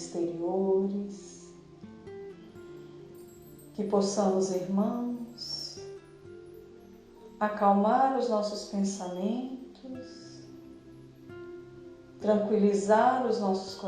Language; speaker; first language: Portuguese; native; Portuguese